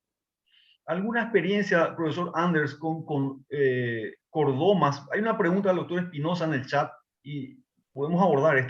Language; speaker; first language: Spanish; native; Spanish